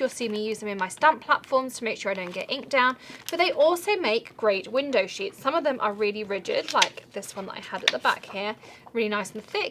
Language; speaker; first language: English; native; English